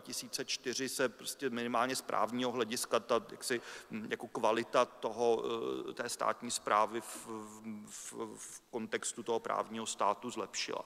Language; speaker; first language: Czech; native; Czech